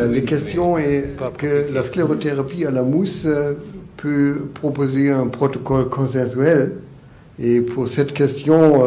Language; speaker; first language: French; non-native, learner; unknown